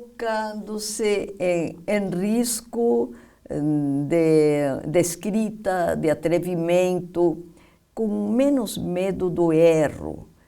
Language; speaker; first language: Portuguese; non-native, fluent; Spanish